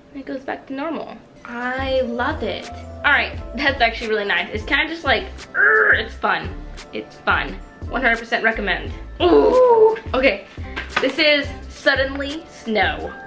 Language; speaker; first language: English; native; English